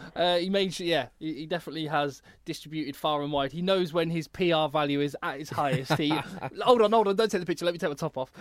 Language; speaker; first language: English; native; English